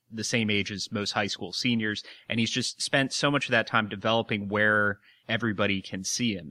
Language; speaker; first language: English; native; English